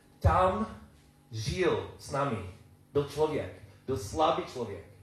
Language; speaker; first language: Czech; non-native, learner; English